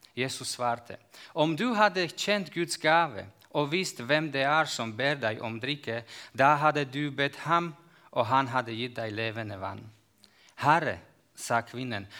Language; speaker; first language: Norwegian; non-native, fluent; Slovak